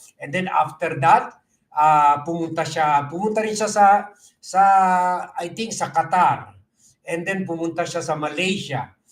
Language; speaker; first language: Filipino; native; Filipino